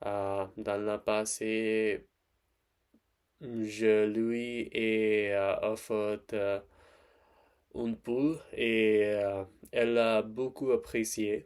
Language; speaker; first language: French; non-native, learner; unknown